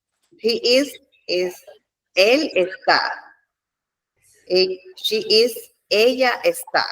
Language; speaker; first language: Spanish; non-native, fluent; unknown